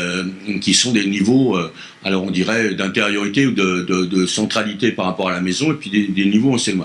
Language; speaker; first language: French; native; French